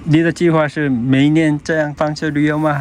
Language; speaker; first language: Chinese; non-native, learner; Korean